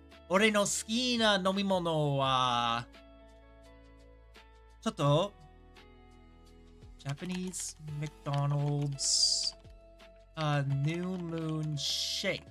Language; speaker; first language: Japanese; non-native, learner; English